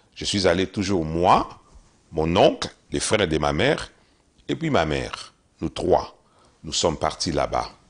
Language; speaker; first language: French; non-native, local second language; Lingala